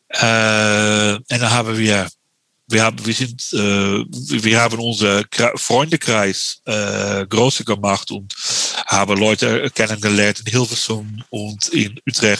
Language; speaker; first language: German; non-native, learner; Dutch